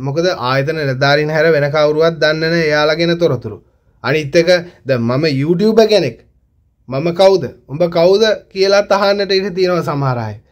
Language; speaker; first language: Sinhala; native; Sinhala